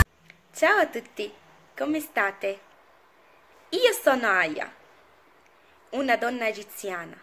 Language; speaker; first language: Italian; non-native, learner; Arabic